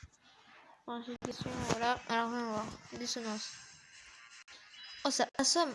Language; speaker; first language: French; native; French